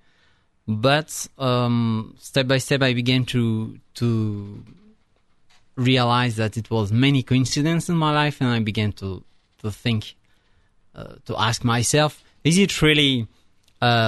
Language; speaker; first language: English; non-native, fluent; French